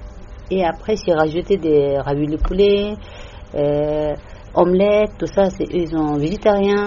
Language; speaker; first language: French; non-native, learner; Tibetan